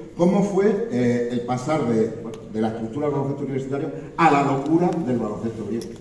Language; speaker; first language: Spanish; native; Spanish